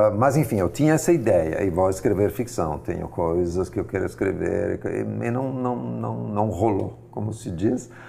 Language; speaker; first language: Portuguese; non-native, fluent; Italian